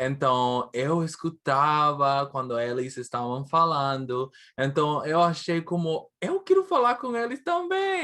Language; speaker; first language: Portuguese; non-native, learner; English